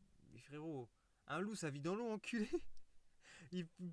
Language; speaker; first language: French; native; French